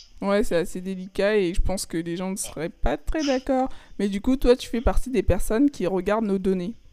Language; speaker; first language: French; native; French